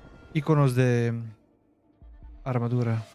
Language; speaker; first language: Spanish; non-native, learner; Turkish